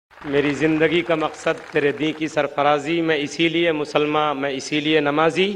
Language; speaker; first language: Hindi; native; Hindi